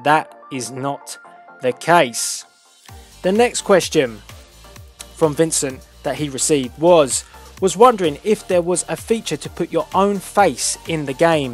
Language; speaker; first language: English; native; English